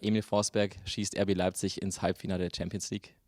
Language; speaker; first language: German; native; German